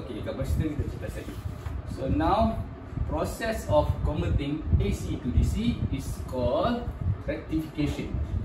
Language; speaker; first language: English; non-native, local second language; Malay